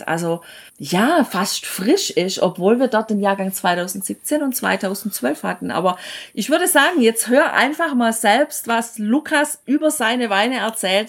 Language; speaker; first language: German; native; German